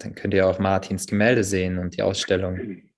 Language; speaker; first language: German; native; German